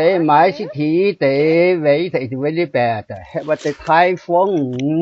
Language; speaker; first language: English; non-native, learner; Chinese